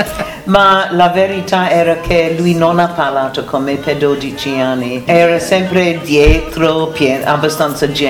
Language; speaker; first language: Italian; non-native, learner; English